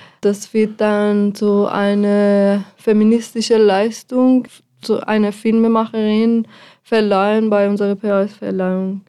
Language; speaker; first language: German; non-native, fluent; Persian